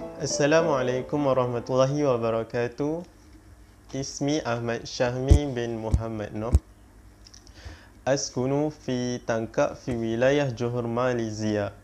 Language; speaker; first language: Arabic; non-native, learner; Malay